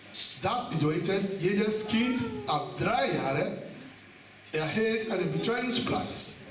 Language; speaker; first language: German; non-native, fluent; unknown